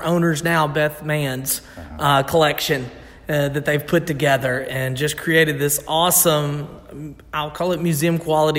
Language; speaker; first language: English; native; English